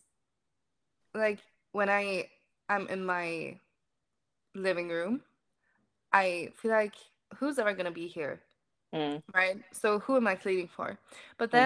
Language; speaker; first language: English; non-native, fluent; German